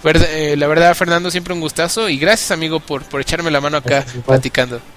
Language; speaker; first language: Spanish; native; Spanish